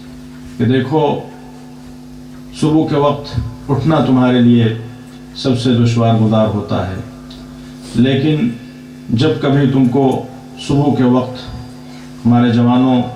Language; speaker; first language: Urdu; native; Urdu